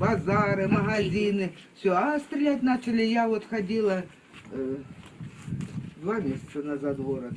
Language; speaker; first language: Russian; native; Russian